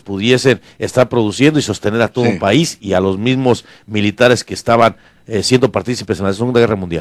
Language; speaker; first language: Spanish; native; Spanish